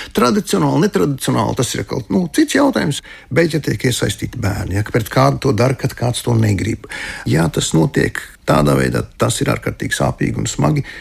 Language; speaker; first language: Latvian; non-native, local second language; Russian